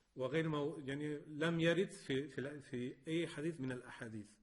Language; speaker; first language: Arabic; non-native, fluent; Spanish